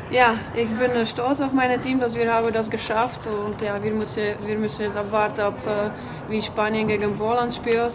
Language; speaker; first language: German; non-native, fluent; Czech